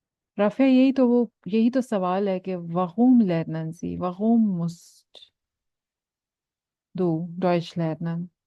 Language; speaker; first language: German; non-native, fluent; Urdu